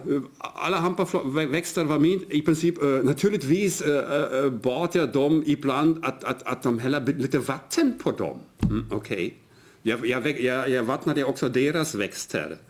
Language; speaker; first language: Swedish; non-native, fluent; German